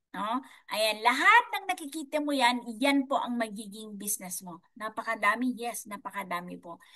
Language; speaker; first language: Filipino; non-native, local second language; Iloko